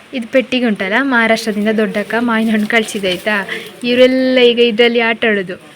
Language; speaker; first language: Kannada; non-native, local second language; Konkani